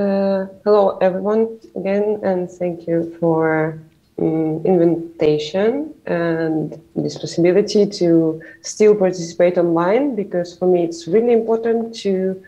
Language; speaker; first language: English; non-native, fluent; Russian